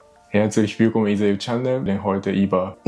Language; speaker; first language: German; non-native, learner; Japanese